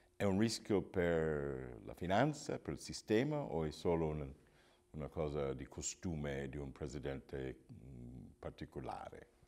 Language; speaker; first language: Italian; non-native, fluent; English